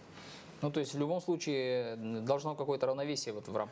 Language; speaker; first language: Russian; native; Russian